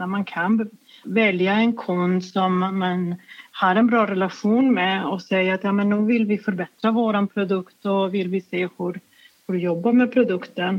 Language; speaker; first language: Swedish; non-native, fluent; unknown